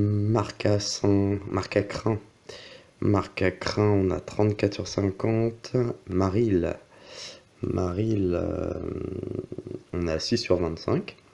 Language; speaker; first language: French; native; French